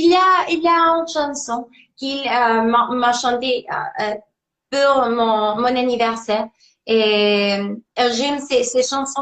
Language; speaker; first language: French; non-native, learner; Spanish